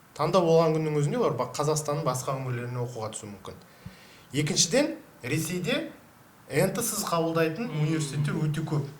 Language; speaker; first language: Kazakh; native; Kazakh